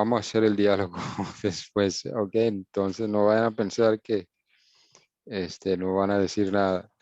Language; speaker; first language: Spanish; non-native, fluent; English